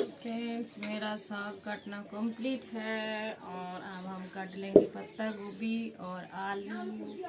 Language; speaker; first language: Hindi; non-native, local second language; Bangla